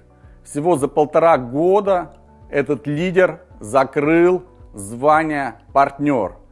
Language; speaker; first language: Russian; native; Russian